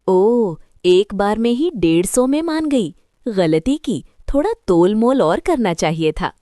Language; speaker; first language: Hindi; non-native, local second language; Malayalam